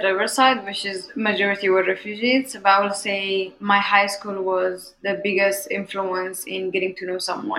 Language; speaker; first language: English; non-native, fluent; Arabic